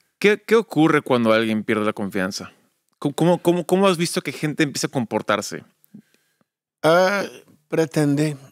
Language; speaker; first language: Spanish; early bilingual, other home language; English